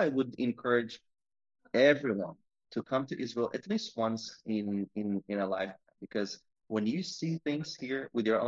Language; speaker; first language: English; non-native, fluent; Hebrew